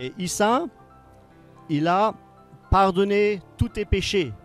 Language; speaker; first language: French; native; French